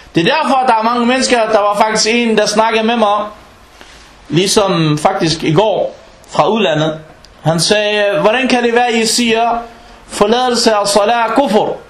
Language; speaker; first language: Danish; non-native, fluent; Arabic